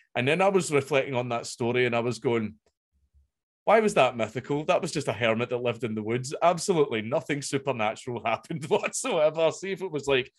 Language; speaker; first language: English; native; English